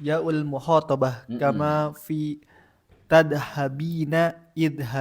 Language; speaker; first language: Arabic; non-native, learner; Indonesian